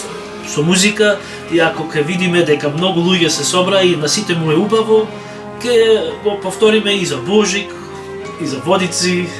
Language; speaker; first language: Macedonian; early bilingual, heritage; Macedonian